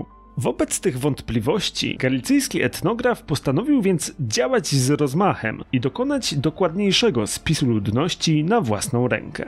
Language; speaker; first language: Polish; native; Polish